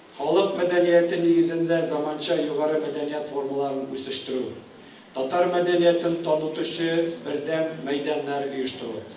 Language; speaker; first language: Tatar; native; Tatar